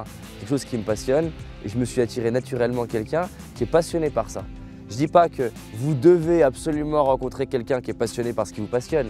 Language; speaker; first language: French; native; French